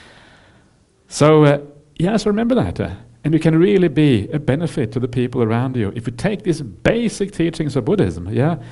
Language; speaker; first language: English; non-native, fluent; Norwegian